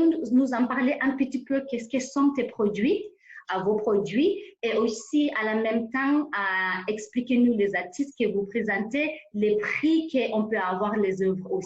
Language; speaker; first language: French; non-native, fluent; English